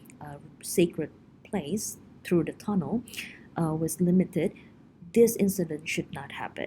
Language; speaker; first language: English; non-native, fluent; Indonesian